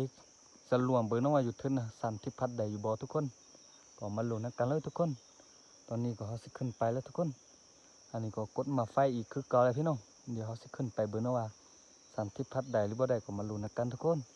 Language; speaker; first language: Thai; non-native, local second language; Lahu